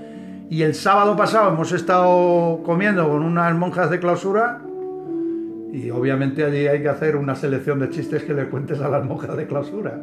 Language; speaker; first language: Spanish; native; Spanish